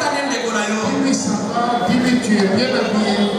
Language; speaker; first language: French; non-native, local second language; Lingala